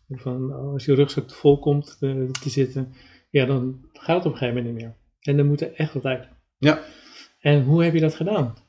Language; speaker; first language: Dutch; native; Dutch